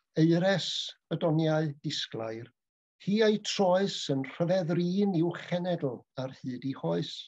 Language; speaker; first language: Welsh; native; Welsh